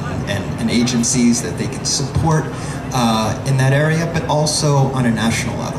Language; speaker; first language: English; native; English